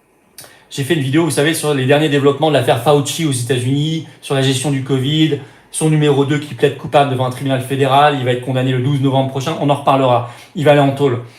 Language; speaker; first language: French; native; French